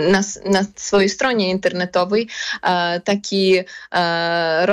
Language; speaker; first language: Polish; non-native, fluent; Ukrainian